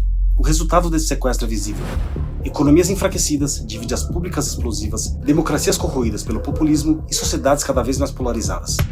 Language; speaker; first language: Portuguese; native; Portuguese